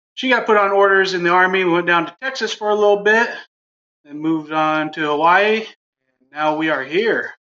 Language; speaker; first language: English; native; English